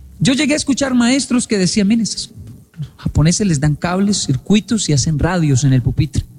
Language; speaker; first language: Spanish; native; Spanish